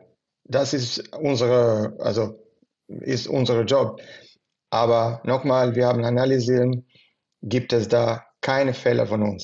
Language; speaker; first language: German; non-native, fluent; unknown